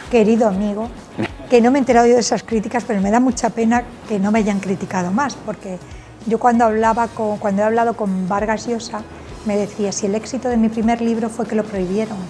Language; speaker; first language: Spanish; native; Spanish